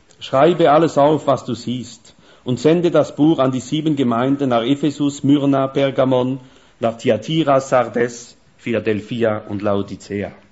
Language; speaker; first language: German; non-native, fluent; French